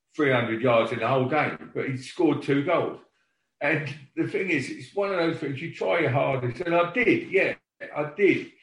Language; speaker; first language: English; native; English